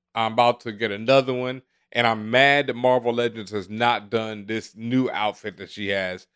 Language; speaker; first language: English; native; English